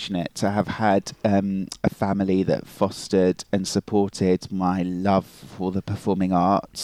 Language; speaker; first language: English; native; English